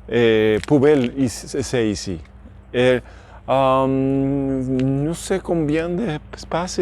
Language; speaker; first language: French; non-native, fluent; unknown